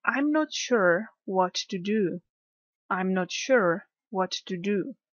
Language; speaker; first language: English; non-native, fluent; Czech